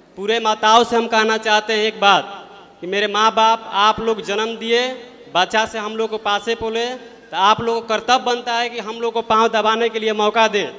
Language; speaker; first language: Hindi; native; Hindi